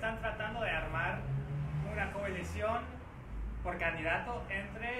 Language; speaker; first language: Spanish; non-native, fluent; English